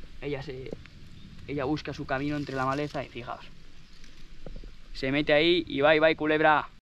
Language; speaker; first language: Spanish; native; Spanish